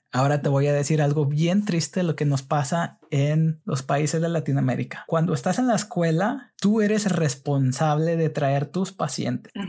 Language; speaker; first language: Spanish; native; Spanish